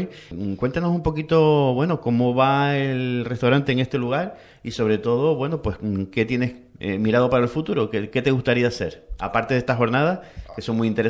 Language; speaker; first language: Spanish; native; Spanish